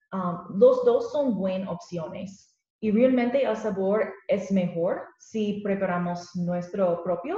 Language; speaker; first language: Spanish; non-native, learner; English